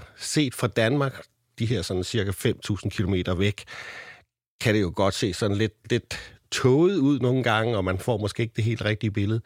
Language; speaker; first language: Danish; native; Danish